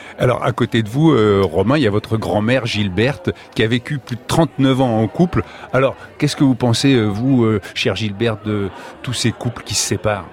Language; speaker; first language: French; native; French